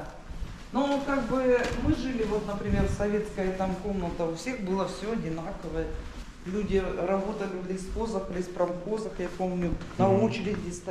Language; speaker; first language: Russian; native; Russian